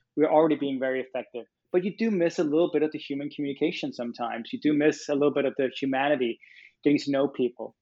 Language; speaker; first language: English; non-native, fluent; Danish